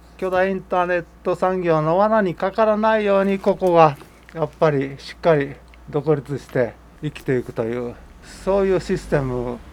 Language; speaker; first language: Japanese; native; Japanese